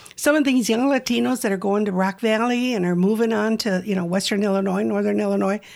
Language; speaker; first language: English; native; English